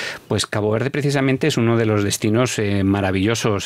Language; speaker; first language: Spanish; native; Spanish